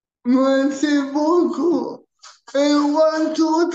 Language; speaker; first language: French; early bilingual, other home language; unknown